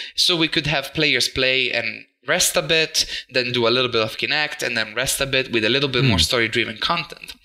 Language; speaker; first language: English; non-native, fluent; Italian